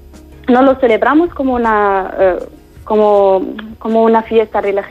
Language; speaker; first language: Spanish; non-native, fluent; Arabic